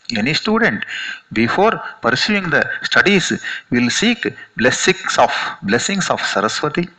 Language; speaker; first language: English; non-native, local second language; Kannada